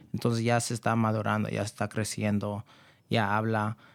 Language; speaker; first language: Spanish; early bilingual, heritage; Spanish